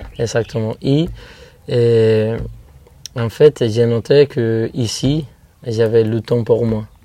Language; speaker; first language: French; non-native, fluent; Spanish